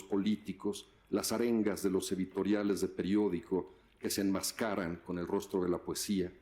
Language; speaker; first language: Spanish; native; Spanish